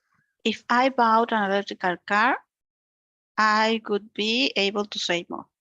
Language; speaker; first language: English; non-native, learner; Spanish